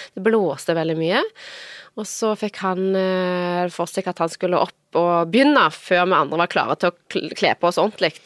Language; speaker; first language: Norwegian; native; Norwegian